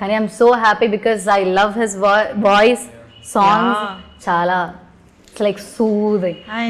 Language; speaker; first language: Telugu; non-native, learner; Malayalam